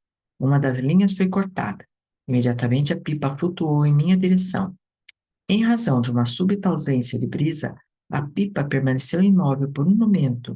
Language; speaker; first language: Portuguese; native; Portuguese